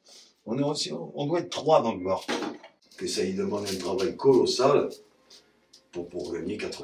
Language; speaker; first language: French; native; French